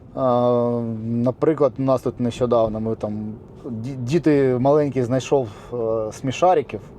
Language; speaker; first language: Ukrainian; native; Ukrainian